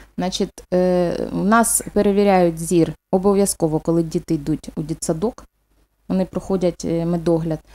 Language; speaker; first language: Ukrainian; non-native, local second language; Russian